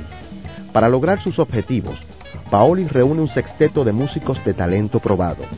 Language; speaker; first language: Spanish; native; Spanish